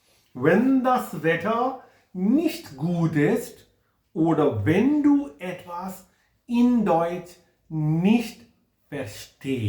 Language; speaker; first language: German; non-native, fluent; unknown